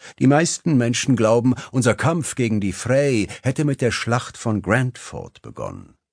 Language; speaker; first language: German; native; German